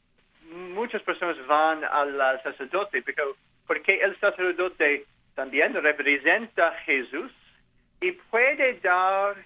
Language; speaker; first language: Spanish; non-native, learner; English